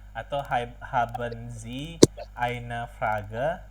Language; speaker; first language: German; non-native, fluent; Indonesian